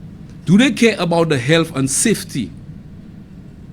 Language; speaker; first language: English; non-native, local second language; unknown